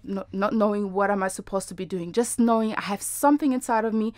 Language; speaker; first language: English; non-native, fluent; German